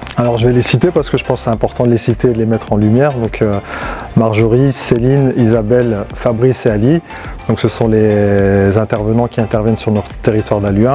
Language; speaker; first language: French; native; French